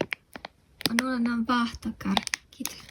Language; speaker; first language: Finnish; non-native, learner; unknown